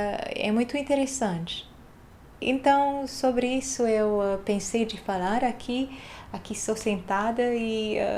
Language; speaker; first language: Portuguese; non-native, fluent; Hungarian